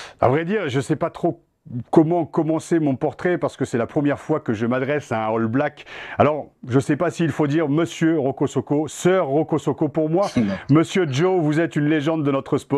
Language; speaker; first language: French; native; French